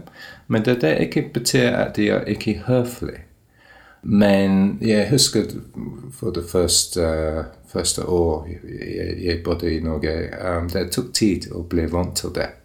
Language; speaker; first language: Norwegian; non-native, learner; English